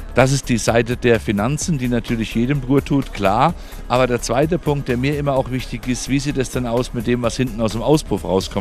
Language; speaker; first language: German; native; German